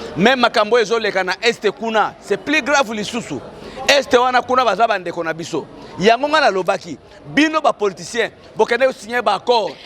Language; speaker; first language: Lingala; non-native, local second language; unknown